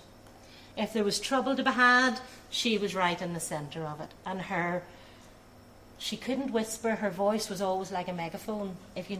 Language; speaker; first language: English; native; English